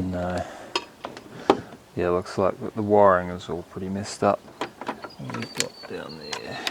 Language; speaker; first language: English; native; English